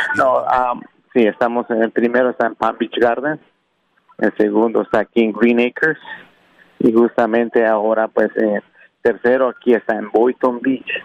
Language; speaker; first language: Spanish; non-native, local second language; Kʼicheʼ